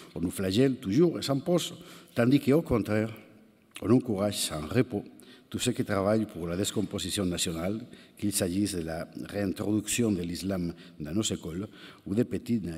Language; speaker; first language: French; non-native, fluent; Spanish